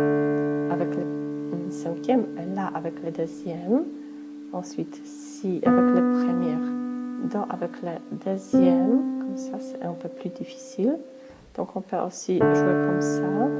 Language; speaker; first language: French; non-native, fluent; Polish